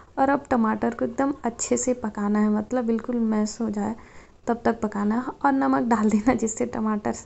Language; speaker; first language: Hindi; native; Hindi